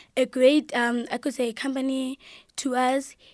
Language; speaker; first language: English; non-native, local second language; Xhosa